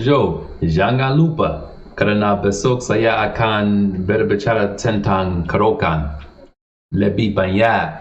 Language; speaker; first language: Indonesian; non-native, learner; English